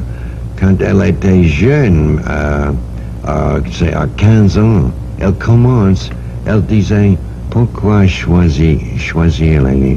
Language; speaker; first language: French; non-native, learner; English